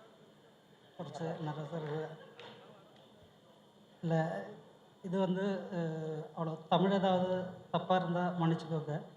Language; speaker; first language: Tamil; non-native, fluent; Malayalam